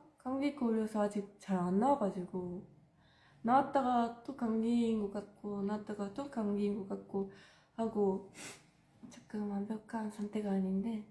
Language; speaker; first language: Korean; non-native, fluent; Japanese